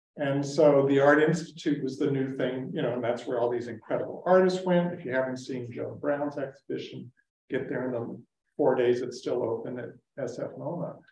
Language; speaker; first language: English; native; English